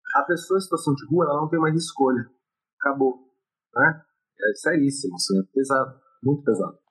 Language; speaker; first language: Portuguese; native; Portuguese